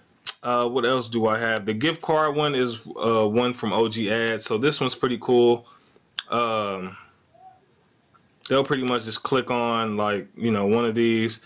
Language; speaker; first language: English; native; English